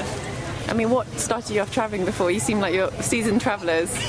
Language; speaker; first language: English; native; English